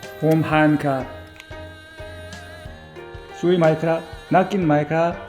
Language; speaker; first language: Thai; non-native, learner; Korean